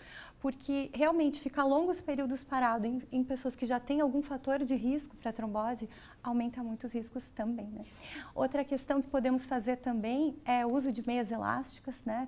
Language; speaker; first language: Portuguese; native; Portuguese